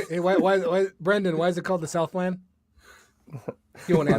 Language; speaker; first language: English; native; English